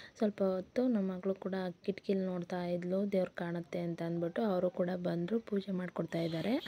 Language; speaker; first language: Kannada; native; Kannada